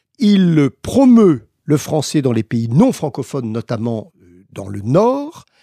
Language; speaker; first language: French; native; French